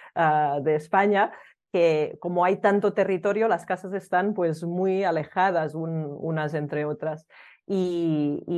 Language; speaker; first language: Spanish; early bilingual, other home language; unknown